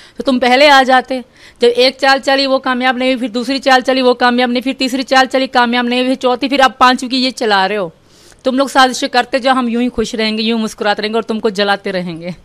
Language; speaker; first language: Urdu; non-native, local second language; Sindhi